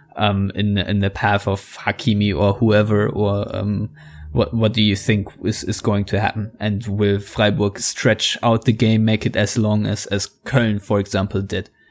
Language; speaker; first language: English; non-native, fluent; German